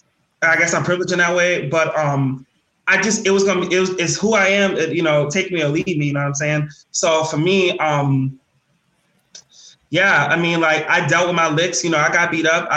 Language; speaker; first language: English; native; English